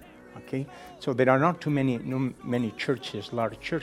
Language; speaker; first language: English; non-native, fluent; Spanish